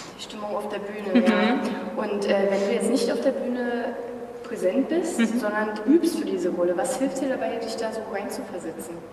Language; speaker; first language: German; native; German